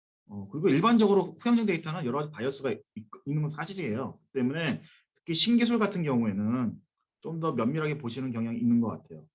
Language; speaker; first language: Korean; native; Korean